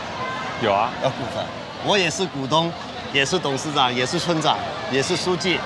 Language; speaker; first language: Chinese; native; Chinese